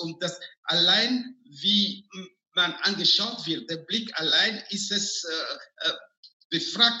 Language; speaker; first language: German; non-native, fluent; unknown